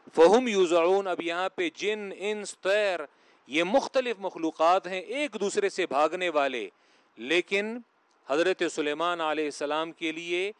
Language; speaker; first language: Urdu; non-native, local second language; Pashto